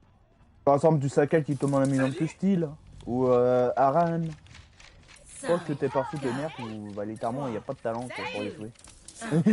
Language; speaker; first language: French; native; French